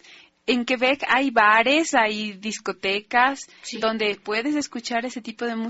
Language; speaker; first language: Spanish; native; Spanish